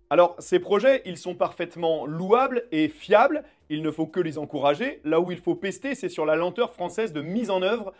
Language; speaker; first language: French; native; French